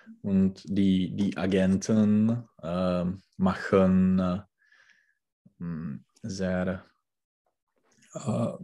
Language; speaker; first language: German; non-native, learner; Czech